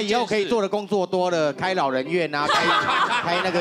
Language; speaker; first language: Chinese; native; Chinese